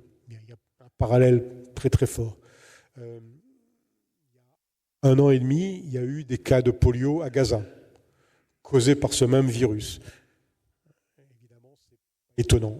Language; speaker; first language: French; native; French